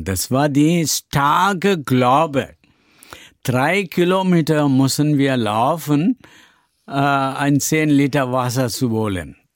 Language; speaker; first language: German; non-native, learner; Tamil